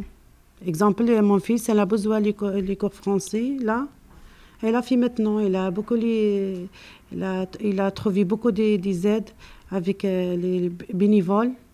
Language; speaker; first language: French; non-native, learner; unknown